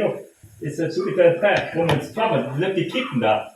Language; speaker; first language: English; non-native, learner; German